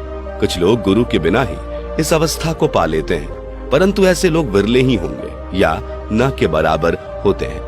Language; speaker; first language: Hindi; native; Hindi